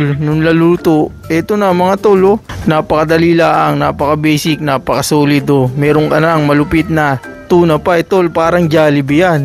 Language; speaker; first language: Filipino; native; Filipino